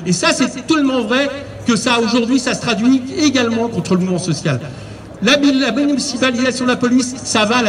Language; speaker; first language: French; native; French